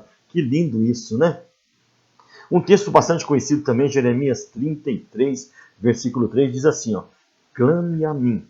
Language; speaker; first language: Portuguese; native; Portuguese